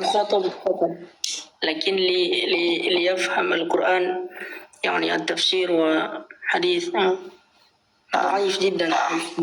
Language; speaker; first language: Arabic; non-native, learner; Indonesian